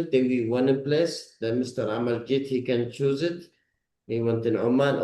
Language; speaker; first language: English; non-native, learner; Arabic